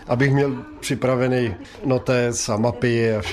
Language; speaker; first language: Czech; native; Czech